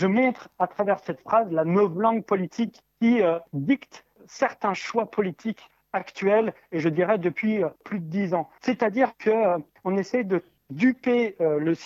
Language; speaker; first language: French; native; French